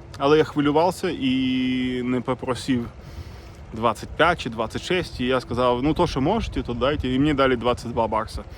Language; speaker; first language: Ukrainian; non-native, local second language; Russian